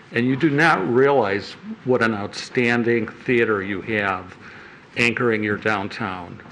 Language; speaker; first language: English; native; English